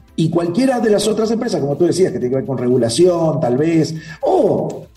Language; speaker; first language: Spanish; native; Spanish